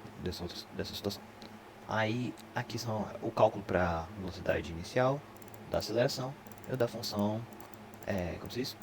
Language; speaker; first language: Portuguese; native; Portuguese